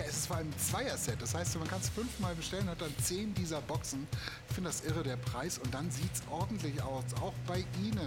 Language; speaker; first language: German; native; German